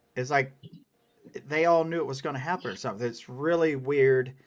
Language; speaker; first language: English; native; English